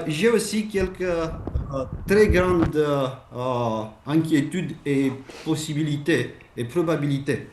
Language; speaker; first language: French; non-native, fluent; Romanian